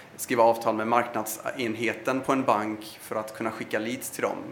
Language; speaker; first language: Swedish; early bilingual, other home language; Persian